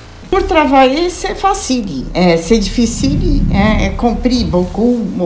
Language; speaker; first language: French; non-native, learner; Portuguese